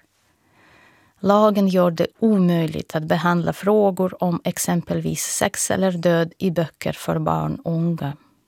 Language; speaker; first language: Swedish; non-native, fluent; Russian